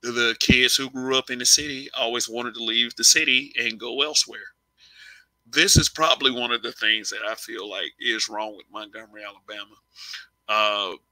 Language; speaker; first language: English; native; English